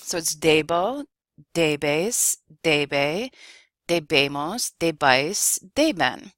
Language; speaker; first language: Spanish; non-native, fluent; English